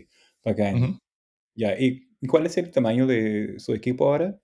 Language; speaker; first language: Spanish; non-native, fluent; English